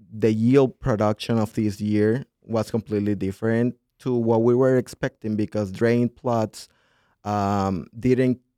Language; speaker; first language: English; non-native, fluent; Spanish